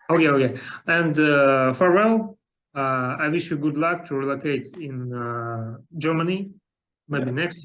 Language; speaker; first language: English; non-native, learner; Russian